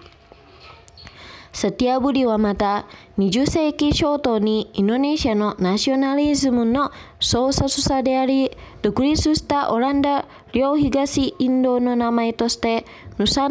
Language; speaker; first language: Japanese; non-native, fluent; Indonesian